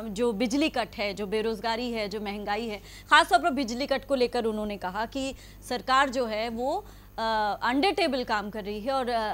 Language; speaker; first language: Hindi; native; Hindi